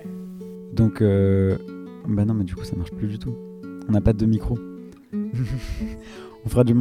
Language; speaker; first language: French; native; French